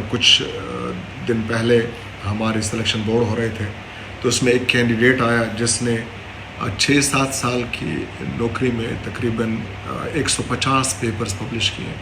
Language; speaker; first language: Hindi; non-native, local second language; Pashto